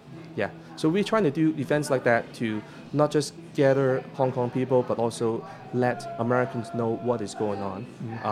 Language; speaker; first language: English; non-native, local second language; Cantonese